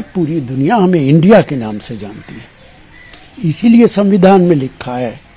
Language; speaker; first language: Hindi; native; Hindi